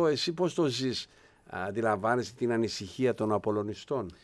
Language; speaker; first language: Greek; native; Greek